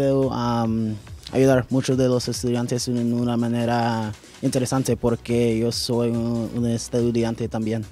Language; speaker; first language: Spanish; non-native, learner; English